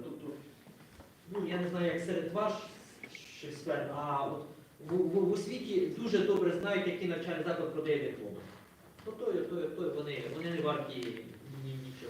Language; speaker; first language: Ukrainian; native; Ukrainian